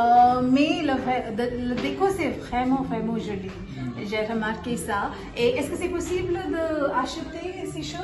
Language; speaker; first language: French; non-native, learner; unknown